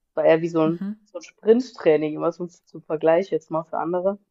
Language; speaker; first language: German; native; German